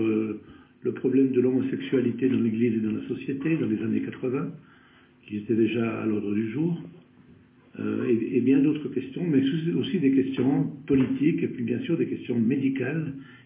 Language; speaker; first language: French; native; French